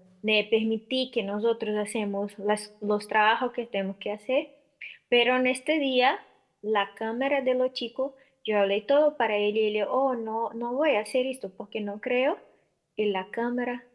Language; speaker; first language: Spanish; non-native, learner; Portuguese